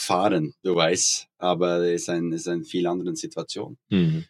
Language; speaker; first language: German; non-native, learner; Norwegian